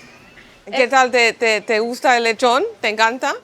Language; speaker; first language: Spanish; non-native, learner; English